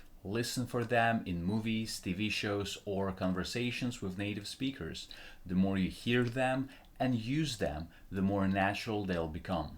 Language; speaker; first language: English; non-native, fluent; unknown